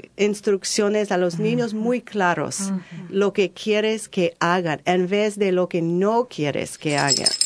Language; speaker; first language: Spanish; non-native, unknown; English